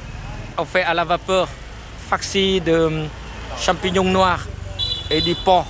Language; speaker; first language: French; non-native, fluent; Vietnamese